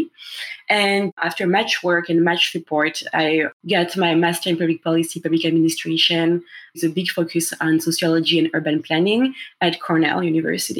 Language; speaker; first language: English; non-native, fluent; French